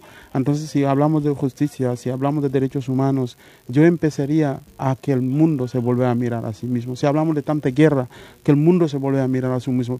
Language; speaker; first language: Spanish; non-native, fluent; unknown